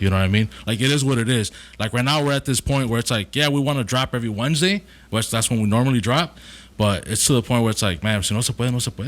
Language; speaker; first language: English; early bilingual, other home language; Spanish